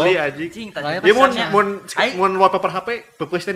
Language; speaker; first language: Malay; non-native, local second language; Sundanese